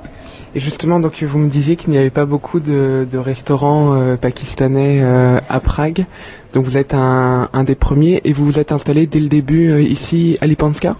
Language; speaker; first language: French; native; French